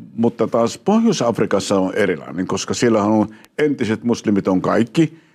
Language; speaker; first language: Finnish; non-native, fluent; Arabic